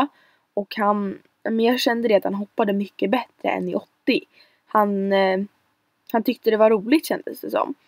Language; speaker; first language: Swedish; native; Swedish